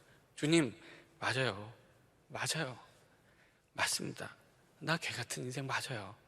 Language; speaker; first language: Korean; native; Korean